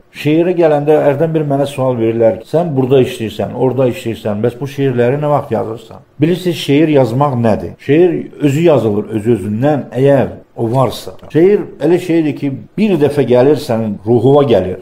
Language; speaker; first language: Azerbaijani; native; Azerbaijani